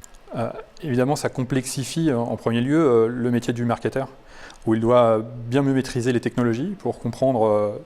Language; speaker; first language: French; native; French